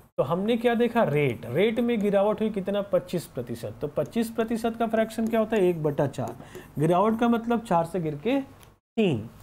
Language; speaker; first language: Hindi; native; Hindi